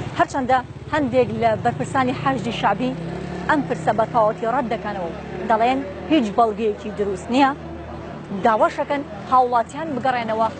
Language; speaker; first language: Central Kurdish; native; Central Kurdish